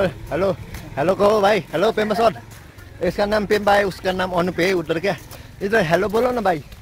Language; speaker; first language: Hindi; non-native, learner; Nepali